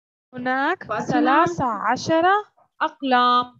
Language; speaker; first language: Arabic; non-native, learner; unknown